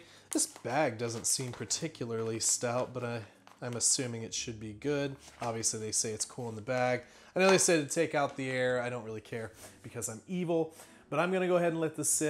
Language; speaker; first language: English; native; English